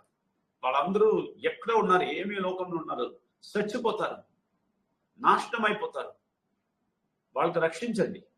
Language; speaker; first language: Telugu; non-native, local second language; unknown